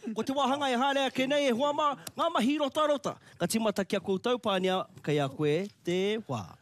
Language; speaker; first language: Māori; non-native, local second language; English